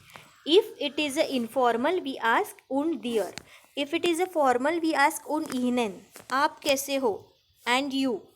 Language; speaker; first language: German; non-native, fluent; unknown